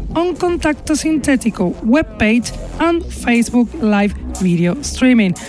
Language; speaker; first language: English; non-native, fluent; Spanish